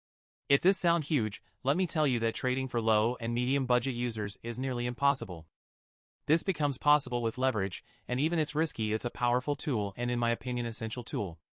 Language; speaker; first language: English; non-native, fluent; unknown